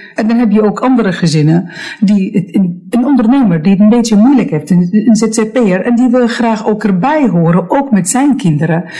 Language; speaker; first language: Dutch; non-native, fluent; Arabic